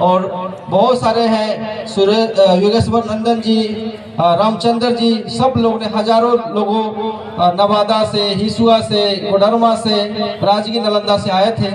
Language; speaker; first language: Hindi; native; Hindi